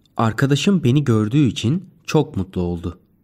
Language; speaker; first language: Turkish; native; Turkish